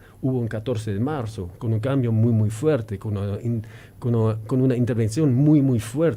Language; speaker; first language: Spanish; non-native, fluent; German